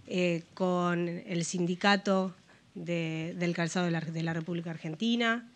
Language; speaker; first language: Spanish; native; Spanish